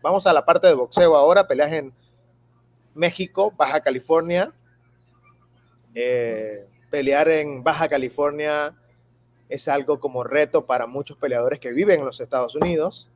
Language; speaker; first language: Spanish; native; Spanish